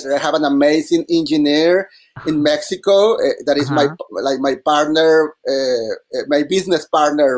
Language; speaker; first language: English; non-native, fluent; Spanish